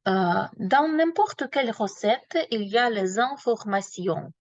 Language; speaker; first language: French; non-native, fluent; Ukrainian